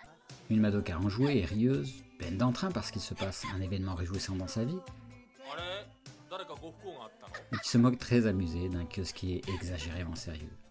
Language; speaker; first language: French; native; French